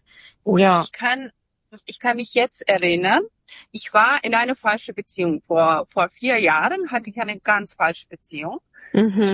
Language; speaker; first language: German; non-native, fluent; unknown